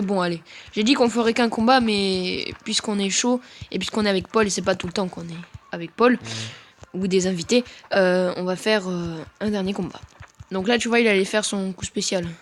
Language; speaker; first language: French; native; French